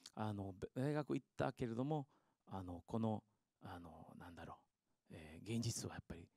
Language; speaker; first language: Japanese; early bilingual, heritage; Spanish